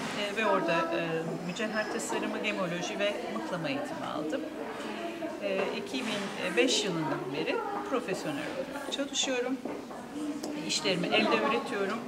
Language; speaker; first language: Turkish; native; Turkish